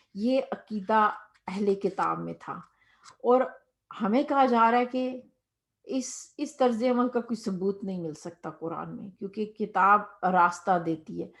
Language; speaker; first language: Urdu; native; Urdu